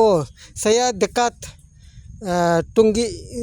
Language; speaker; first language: Indonesian; non-native, learner; Bangla